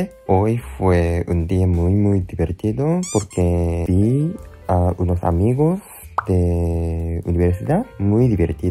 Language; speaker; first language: Spanish; non-native, learner; Japanese